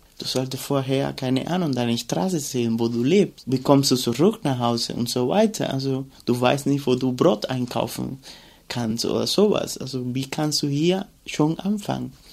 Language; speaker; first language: German; non-native, fluent; Spanish